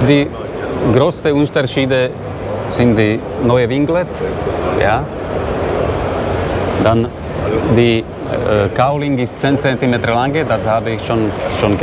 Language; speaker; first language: German; non-native, learner; Slovak